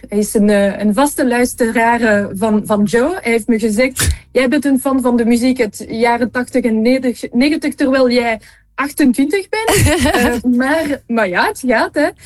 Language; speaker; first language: Dutch; non-native, local second language; French